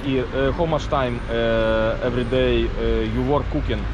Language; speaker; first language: English; non-native, learner; Polish